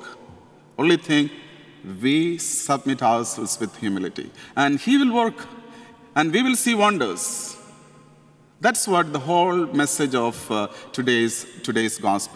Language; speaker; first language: English; non-native, local second language; Malayalam